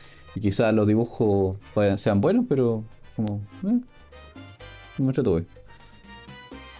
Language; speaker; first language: Spanish; native; Spanish